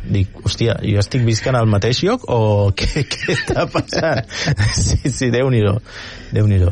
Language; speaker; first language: Catalan; non-native, fluent; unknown